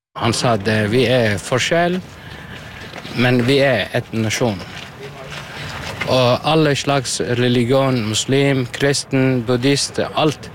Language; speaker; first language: Norwegian; non-native, learner; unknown